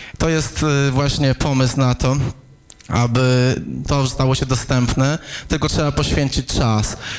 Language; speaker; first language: Polish; native; Polish